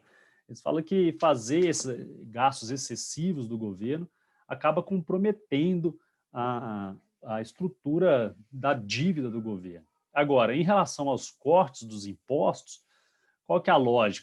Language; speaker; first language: Portuguese; native; Portuguese